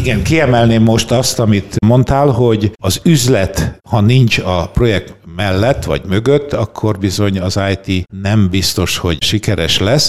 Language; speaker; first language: Hungarian; native; Hungarian